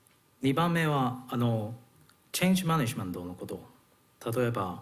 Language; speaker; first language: Japanese; non-native, learner; Cantonese